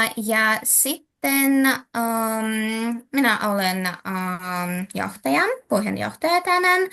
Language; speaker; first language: Finnish; non-native, learner; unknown